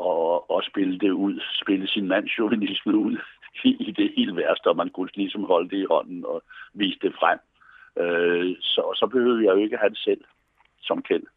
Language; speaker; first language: Danish; native; Danish